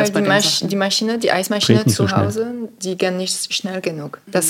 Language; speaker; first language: German; non-native, learner; French